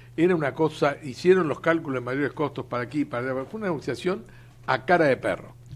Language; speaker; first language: Spanish; native; Spanish